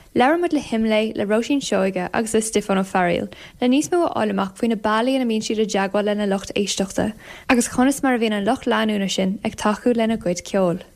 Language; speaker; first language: Irish; native; Irish